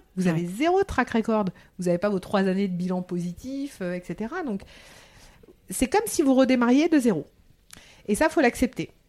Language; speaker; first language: French; early bilingual, heritage; French